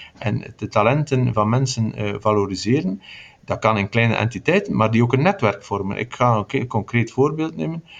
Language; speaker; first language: Dutch; native; Dutch